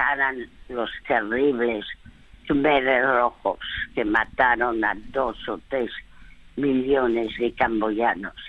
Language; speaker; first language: Spanish; early bilingual, other home language; French